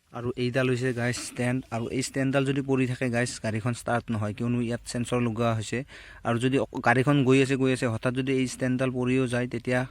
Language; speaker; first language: Assamese; native; Assamese